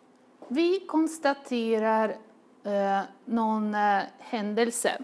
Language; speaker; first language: Swedish; non-native, fluent; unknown